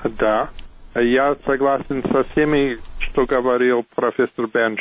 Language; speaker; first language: Russian; non-native, fluent; English